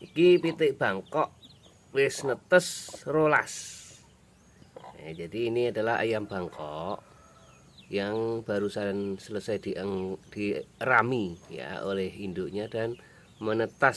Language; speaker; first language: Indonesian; non-native, local second language; Javanese